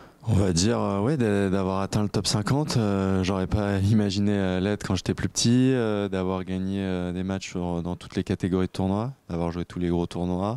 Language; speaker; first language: French; native; French